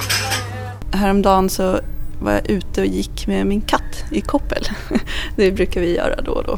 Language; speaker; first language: Swedish; native; Swedish